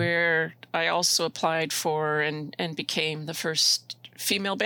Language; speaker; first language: English; native; English